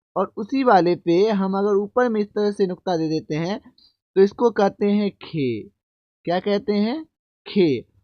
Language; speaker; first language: Hindi; native; Hindi